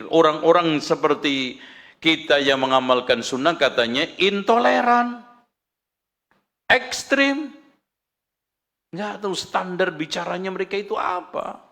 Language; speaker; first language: Indonesian; native; Indonesian